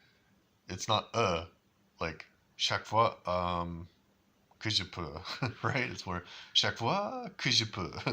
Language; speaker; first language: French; non-native, learner; English